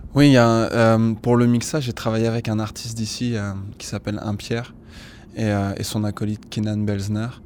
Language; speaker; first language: French; native; French